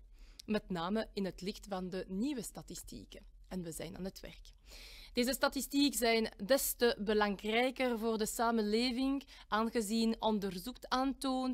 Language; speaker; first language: Dutch; non-native, local second language; French